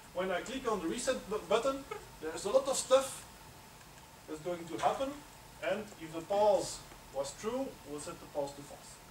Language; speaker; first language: English; non-native, fluent; Dutch